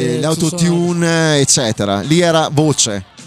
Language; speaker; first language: Italian; native; Italian